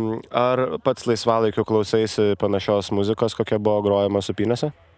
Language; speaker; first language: Lithuanian; native; Lithuanian